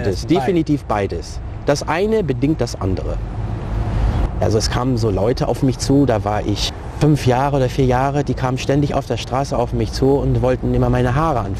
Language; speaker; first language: German; early bilingual, other home language; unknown